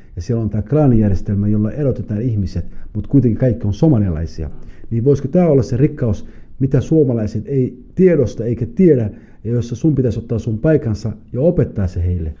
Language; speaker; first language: Finnish; early bilingual, other home language; Somali